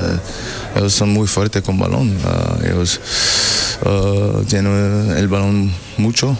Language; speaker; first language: Spanish; non-native, learner; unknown